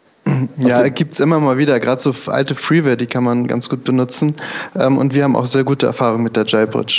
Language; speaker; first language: German; native; German